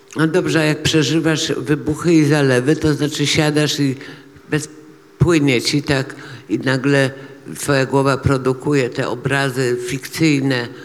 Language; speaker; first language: Polish; native; Polish